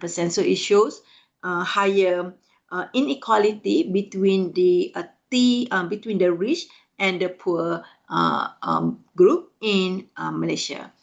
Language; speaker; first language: English; non-native, fluent; Malay